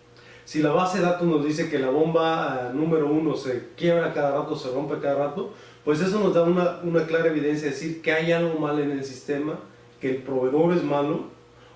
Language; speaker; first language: Spanish; native; Spanish